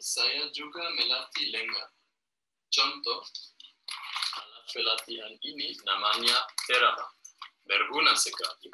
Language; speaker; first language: Indonesian; non-native, learner; German